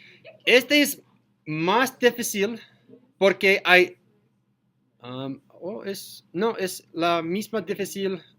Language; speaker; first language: Spanish; non-native, learner; English